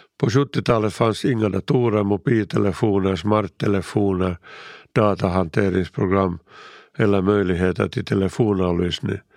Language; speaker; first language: Swedish; native; Swedish